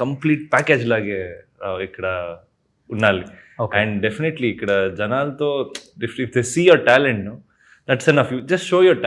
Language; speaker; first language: Telugu; non-native, local second language; Kannada